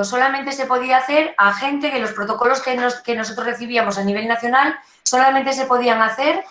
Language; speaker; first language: Spanish; native; Spanish